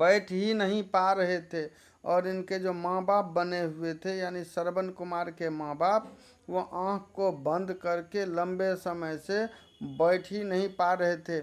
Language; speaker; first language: Hindi; native; Hindi